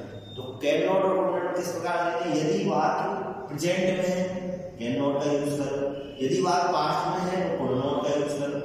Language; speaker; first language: Hindi; native; Hindi